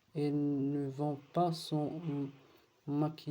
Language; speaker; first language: French; non-native, learner; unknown